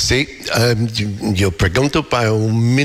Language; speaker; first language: Spanish; non-native, learner; English